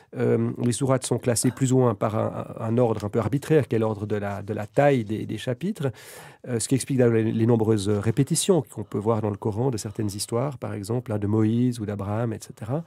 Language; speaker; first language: French; native; French